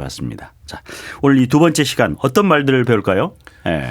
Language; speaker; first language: Korean; native; Korean